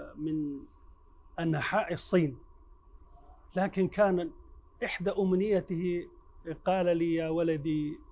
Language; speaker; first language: Arabic; non-native, fluent; Chinese